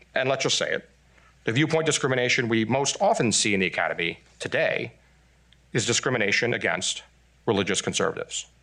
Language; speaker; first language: English; non-native, fluent; Chinese